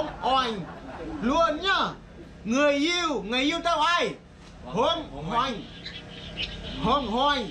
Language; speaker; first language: Vietnamese; non-native, learner; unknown